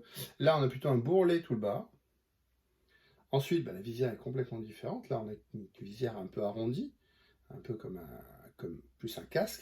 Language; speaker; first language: French; native; French